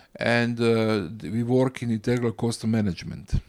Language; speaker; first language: English; non-native, fluent; Croatian